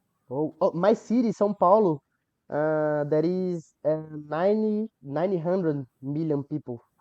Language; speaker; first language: English; non-native, learner; Portuguese